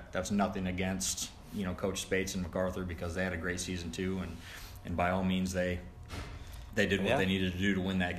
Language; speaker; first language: English; native; English